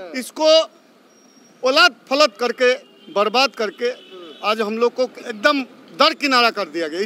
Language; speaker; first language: Hindi; non-native, local second language; Odia